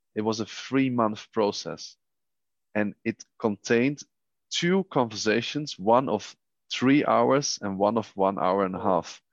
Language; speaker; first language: English; non-native, fluent; Dutch